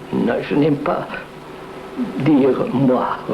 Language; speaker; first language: French; non-native, learner; Telugu